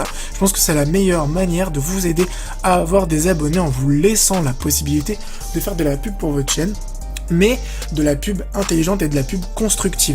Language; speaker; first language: French; native; French